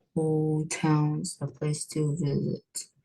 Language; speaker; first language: English; non-native, learner; Vietnamese